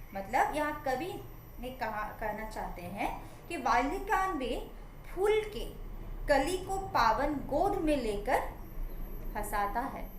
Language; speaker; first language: Hindi; non-native, local second language; Assamese